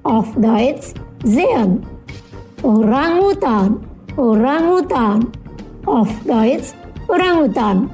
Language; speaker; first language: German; non-native, fluent; Indonesian